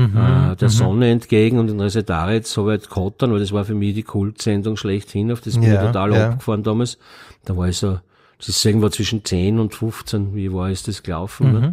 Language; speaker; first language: German; native; German